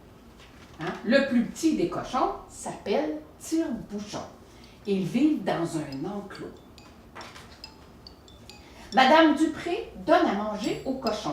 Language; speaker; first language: French; native; French